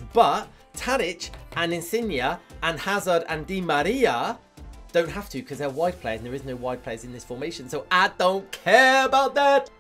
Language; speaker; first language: English; native; English